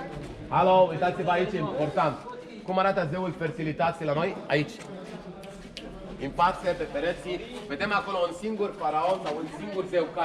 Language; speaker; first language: Romanian; non-native, learner; Arabic